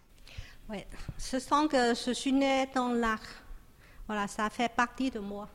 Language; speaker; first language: French; non-native, learner; Chinese